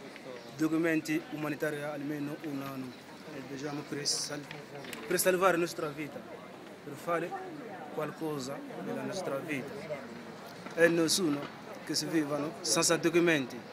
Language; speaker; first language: Italian; non-native, learner; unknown